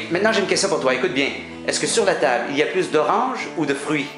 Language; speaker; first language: French; native; French